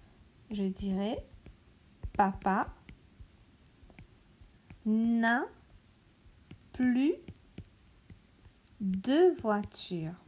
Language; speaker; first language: French; non-native, local second language; Morisyen